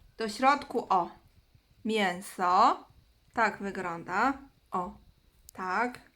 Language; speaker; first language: Polish; non-native, learner; Chinese